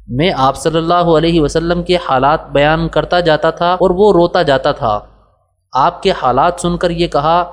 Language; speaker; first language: Urdu; native; Urdu